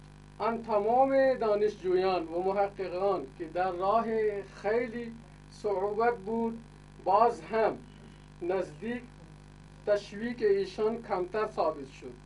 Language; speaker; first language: Persian; non-native, fluent; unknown